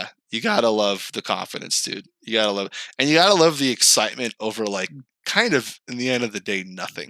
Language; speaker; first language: English; native; English